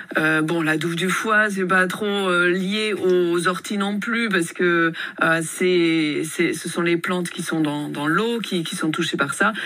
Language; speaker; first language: French; native; French